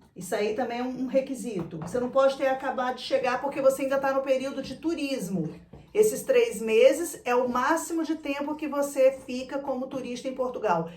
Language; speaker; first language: Portuguese; native; Portuguese